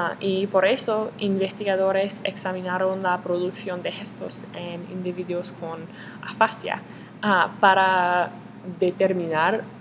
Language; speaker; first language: Spanish; non-native, learner; English